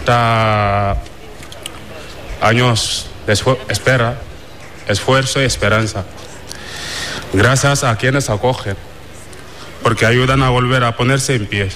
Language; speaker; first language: Spanish; non-native, fluent; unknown